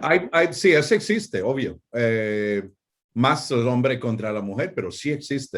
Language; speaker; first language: Spanish; non-native, fluent; English